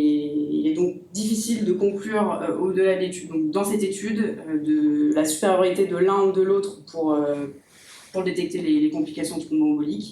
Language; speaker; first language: French; native; French